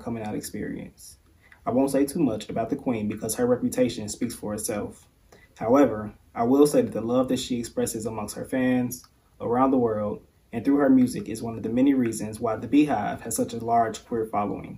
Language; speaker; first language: English; native; English